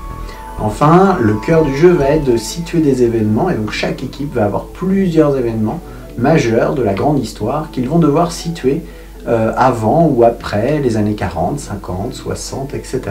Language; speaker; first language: French; native; French